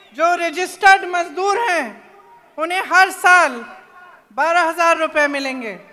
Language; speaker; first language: Hindi; native; Hindi